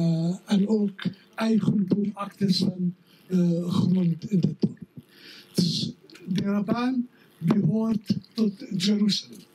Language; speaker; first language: Dutch; non-native, fluent; Arabic